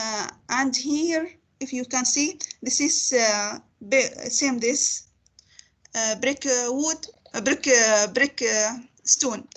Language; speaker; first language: English; non-native, learner; Arabic